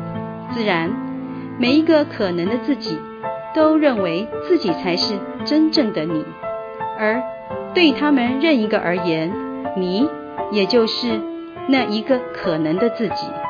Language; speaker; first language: Chinese; native; Chinese